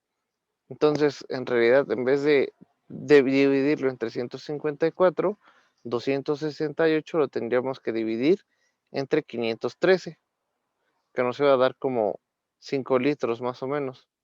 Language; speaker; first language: Spanish; native; Spanish